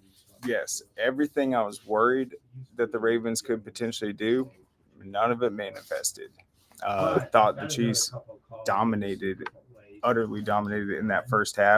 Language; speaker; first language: English; native; English